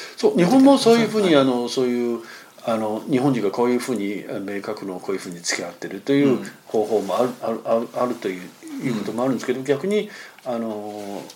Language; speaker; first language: Japanese; non-native, fluent; Chinese